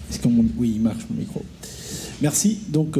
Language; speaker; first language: French; native; French